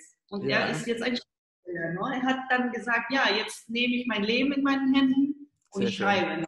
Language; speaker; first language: German; early bilingual, heritage; Spanish